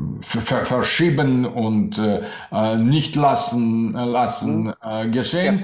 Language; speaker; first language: German; non-native, learner; Russian